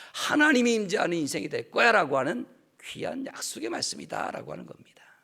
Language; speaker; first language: Korean; native; Korean